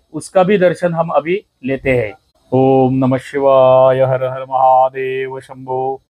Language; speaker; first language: Hindi; non-native, local second language; Marathi